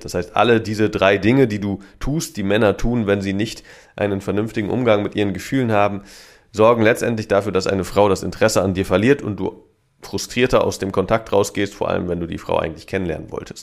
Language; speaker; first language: German; native; German